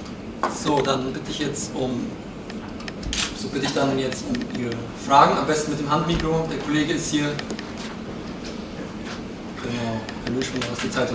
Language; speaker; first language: German; native; German